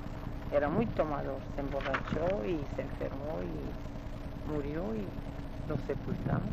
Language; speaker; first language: Spanish; early bilingual, other home language; Russian